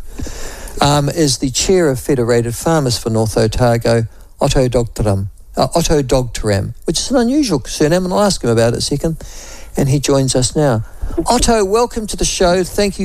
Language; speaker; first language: English; native; English